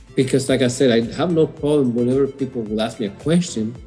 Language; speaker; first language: English; non-native, fluent; Spanish